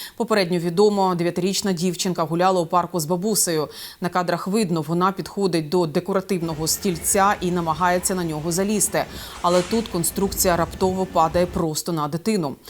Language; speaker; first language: Ukrainian; native; Ukrainian